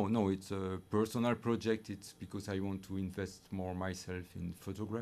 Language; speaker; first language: English; non-native, fluent; French